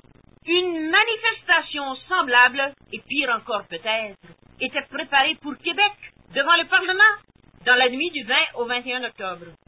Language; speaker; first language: French; native; French